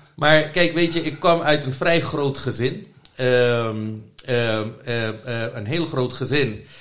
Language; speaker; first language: Dutch; non-native, local second language; Caribbean Hindustani